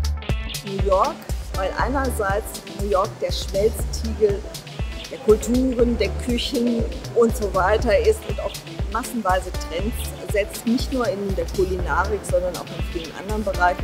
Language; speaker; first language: German; native; German